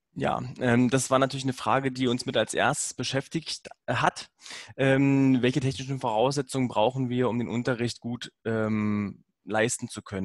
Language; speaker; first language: German; native; German